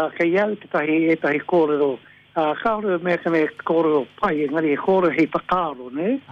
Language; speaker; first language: Māori; native; Māori